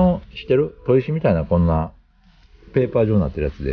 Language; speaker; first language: Japanese; native; Japanese